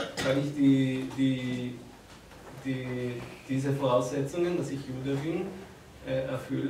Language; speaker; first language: German; non-native, fluent; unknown